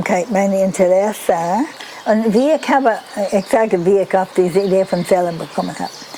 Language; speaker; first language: German; non-native, learner; English